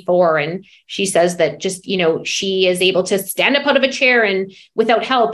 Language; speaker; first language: English; native; English